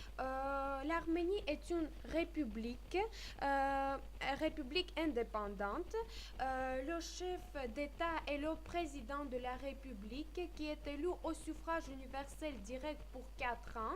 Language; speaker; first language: French; non-native, fluent; Armenian